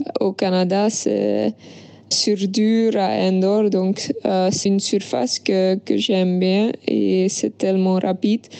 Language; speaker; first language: French; non-native, local second language; Dutch